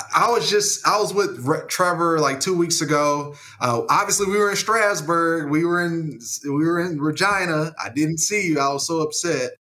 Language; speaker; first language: English; native; English